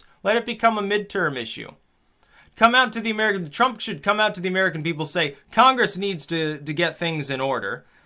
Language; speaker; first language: English; native; English